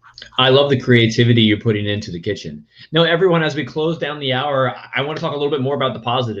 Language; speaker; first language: English; native; English